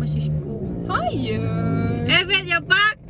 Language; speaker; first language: Turkish; non-native, learner; Indonesian